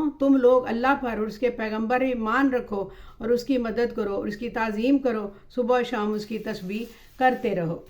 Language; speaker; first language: Urdu; native; Urdu